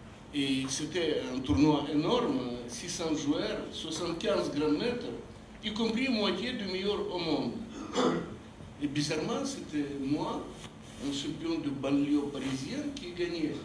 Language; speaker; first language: French; non-native, fluent; Russian